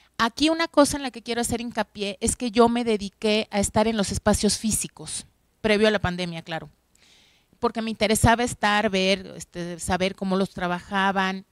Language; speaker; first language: Spanish; native; Spanish